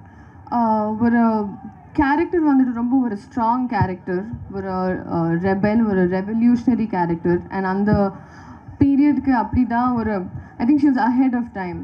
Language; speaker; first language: Tamil; non-native, learner; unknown